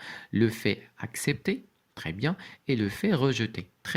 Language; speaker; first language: French; non-native, local second language; Arabic